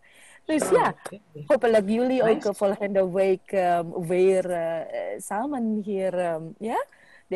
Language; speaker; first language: Dutch; non-native, learner; Indonesian